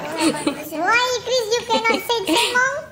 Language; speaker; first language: English; non-native, learner; Indonesian